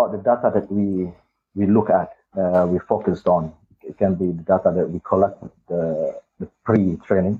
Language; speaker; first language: English; non-native, local second language; Malay